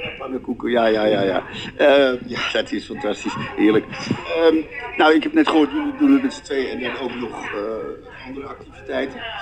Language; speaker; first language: Dutch; native; Dutch